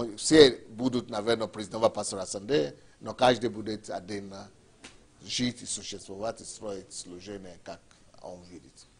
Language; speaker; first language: Russian; non-native, fluent; Yoruba